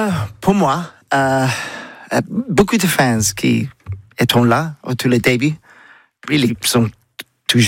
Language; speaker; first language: French; non-native, learner; English